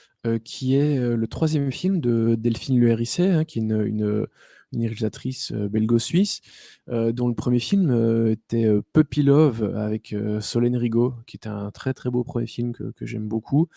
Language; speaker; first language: French; native; French